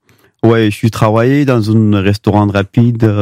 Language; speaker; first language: French; non-native, learner; Pashto